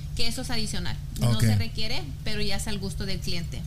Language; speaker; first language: Spanish; early bilingual, heritage; Spanish